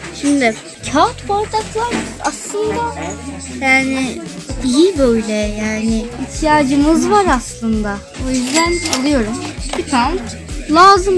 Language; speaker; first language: Turkish; early bilingual, heritage; Turkish